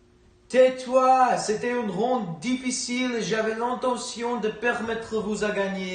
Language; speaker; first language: French; non-native, learner; English